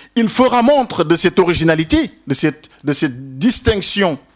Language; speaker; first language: French; non-native, local second language; Wolof